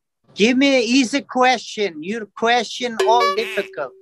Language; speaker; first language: English; non-native, learner; Turkish